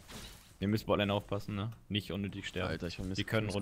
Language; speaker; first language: German; native; German